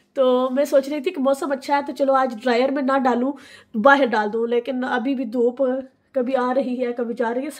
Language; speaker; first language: Urdu; native; Urdu